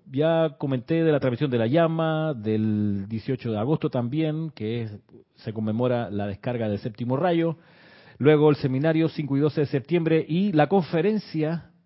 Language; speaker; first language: Spanish; native; Spanish